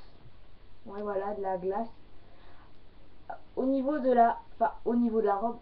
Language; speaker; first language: French; native; French